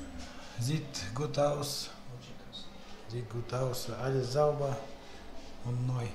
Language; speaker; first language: German; non-native, learner; Russian